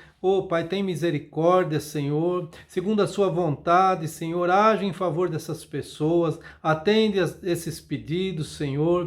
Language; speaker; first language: Portuguese; native; Portuguese